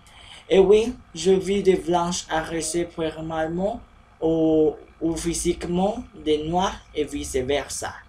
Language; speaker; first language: French; non-native, learner; Spanish